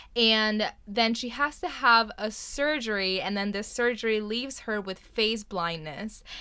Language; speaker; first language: English; early bilingual, other home language; Spanish